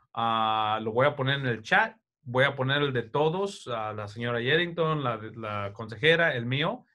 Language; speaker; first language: Spanish; early bilingual, heritage; Spanish